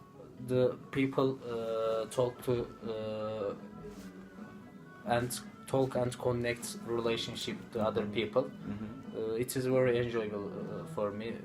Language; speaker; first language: English; non-native, learner; Turkish